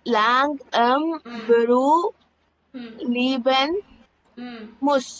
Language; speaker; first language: German; non-native, learner; Tamil